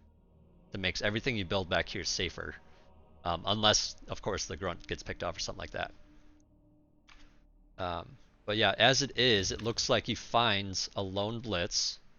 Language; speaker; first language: English; native; English